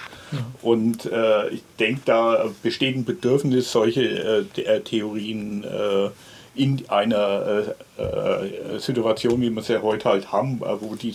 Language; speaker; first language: German; native; German